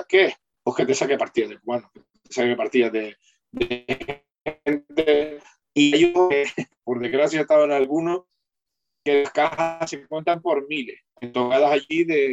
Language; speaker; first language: Spanish; native; Spanish